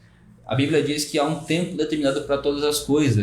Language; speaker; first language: Portuguese; native; Portuguese